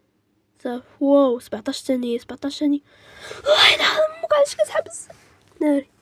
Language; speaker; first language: Arabic; native; Arabic